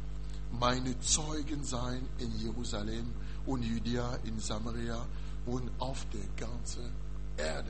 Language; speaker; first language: German; non-native, learner; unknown